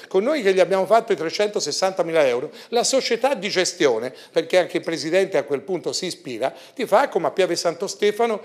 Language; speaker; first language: Italian; native; Italian